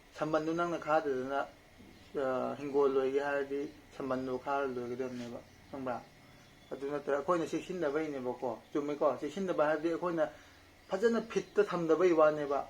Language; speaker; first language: Manipuri; native; Manipuri